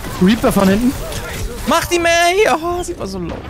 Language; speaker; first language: German; native; German